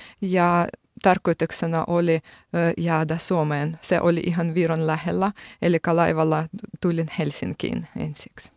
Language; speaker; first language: Finnish; non-native, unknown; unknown